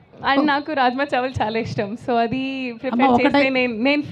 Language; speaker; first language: Telugu; non-native, learner; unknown